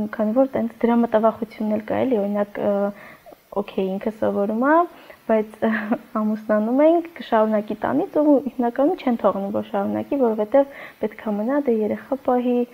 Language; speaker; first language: Armenian; non-native, local second language; Kurdish